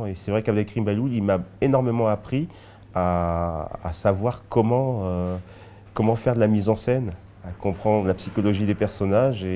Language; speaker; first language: French; early bilingual, other home language; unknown